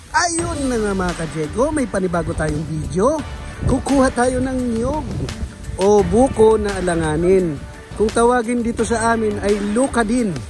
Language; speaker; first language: Filipino; non-native, local second language; Bikol